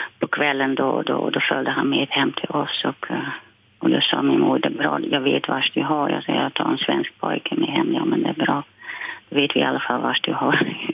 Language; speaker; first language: Swedish; non-native, fluent; Dutch